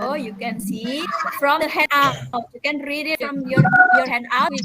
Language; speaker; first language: English; non-native, fluent; Indonesian